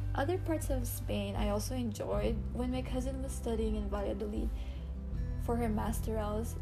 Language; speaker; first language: English; non-native, local second language; Bikol